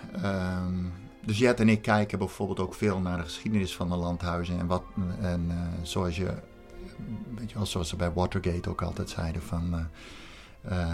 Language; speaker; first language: Dutch; native; Dutch